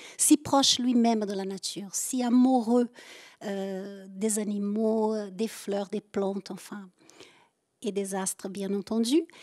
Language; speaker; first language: French; native; French